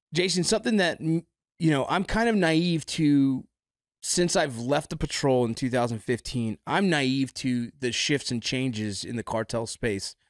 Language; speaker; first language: English; native; English